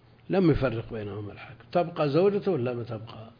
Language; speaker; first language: Arabic; native; Arabic